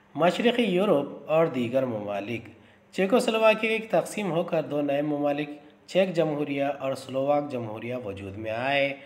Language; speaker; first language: Urdu; native; Urdu